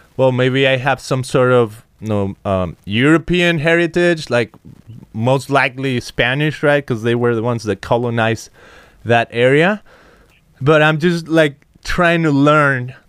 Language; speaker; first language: English; non-native, fluent; Spanish